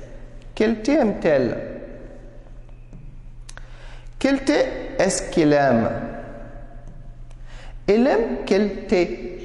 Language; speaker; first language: French; non-native, fluent; Arabic